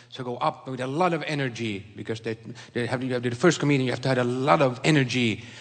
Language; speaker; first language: English; non-native, fluent; Swedish